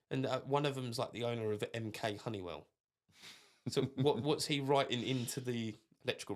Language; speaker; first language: English; native; English